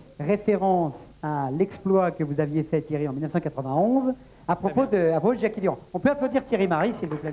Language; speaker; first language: French; native; French